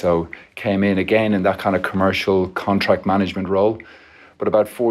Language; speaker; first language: English; native; English